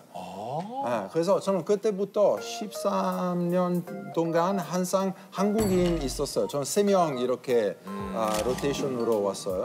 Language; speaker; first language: Korean; non-native, learner; Italian